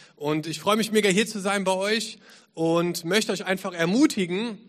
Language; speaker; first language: German; native; German